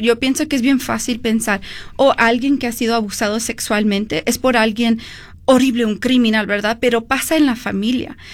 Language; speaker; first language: Spanish; early bilingual, heritage; Spanish